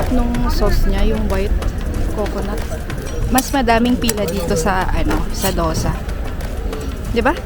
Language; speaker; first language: Filipino; native; Filipino